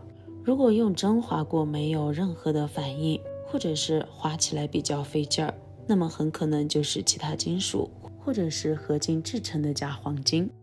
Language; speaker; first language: Chinese; native; Chinese